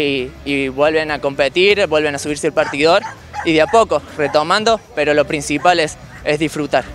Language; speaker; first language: Spanish; native; Spanish